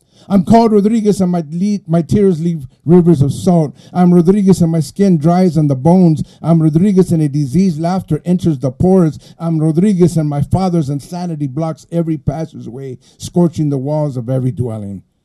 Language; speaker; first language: English; early bilingual, other home language; Spanish